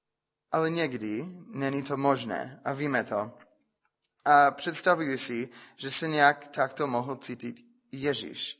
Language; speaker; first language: Czech; non-native, fluent; English